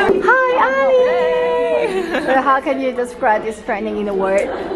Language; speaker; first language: English; non-native, fluent; Thai